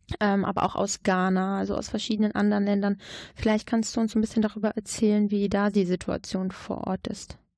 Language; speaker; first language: German; native; German